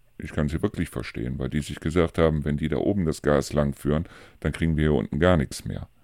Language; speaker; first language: German; native; German